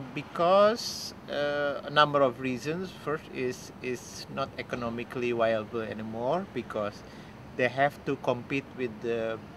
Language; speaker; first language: English; non-native, fluent; Indonesian